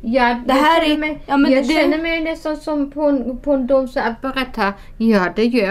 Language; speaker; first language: Swedish; non-native, fluent; German